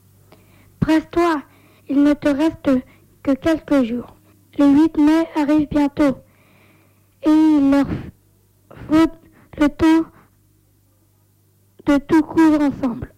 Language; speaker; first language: French; native; French